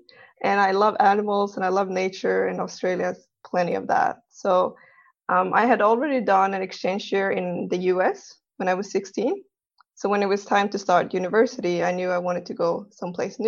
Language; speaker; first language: English; non-native, fluent; Swedish